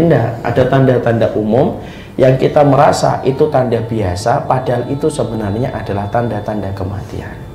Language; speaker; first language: Indonesian; native; Indonesian